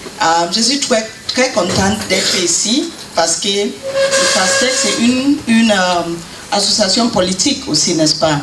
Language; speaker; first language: French; non-native, learner; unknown